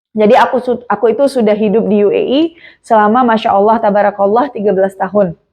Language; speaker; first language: Indonesian; native; Indonesian